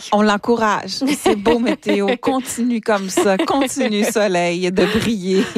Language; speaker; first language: French; native; French